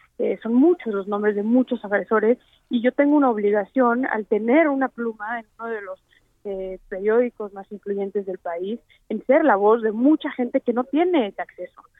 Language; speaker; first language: Spanish; native; Spanish